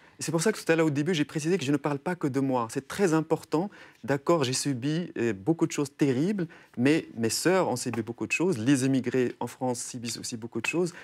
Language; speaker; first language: French; non-native, local second language; Arabic